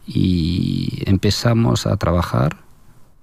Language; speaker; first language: Spanish; non-native, fluent; French